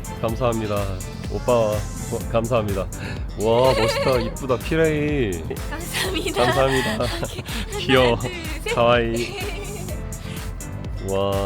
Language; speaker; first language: Korean; non-native, learner; Japanese